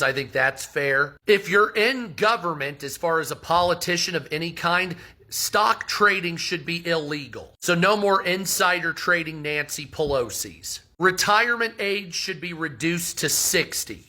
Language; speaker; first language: English; native; English